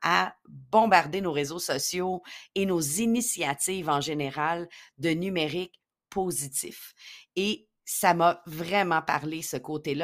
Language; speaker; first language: French; native; French